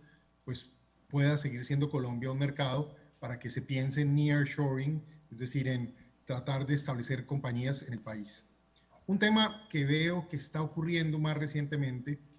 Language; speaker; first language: Spanish; native; Spanish